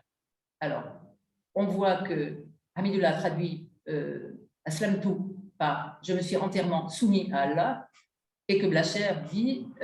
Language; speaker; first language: French; native; French